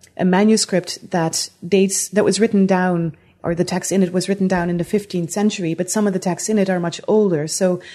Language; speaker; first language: English; non-native, fluent; Dutch